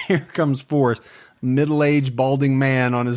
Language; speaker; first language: English; native; English